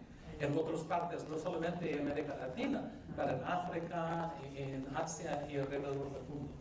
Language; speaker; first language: Spanish; non-native, fluent; English